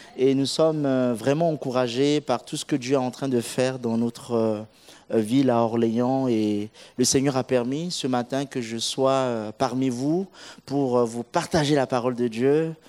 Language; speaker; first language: French; non-native, local second language; Sango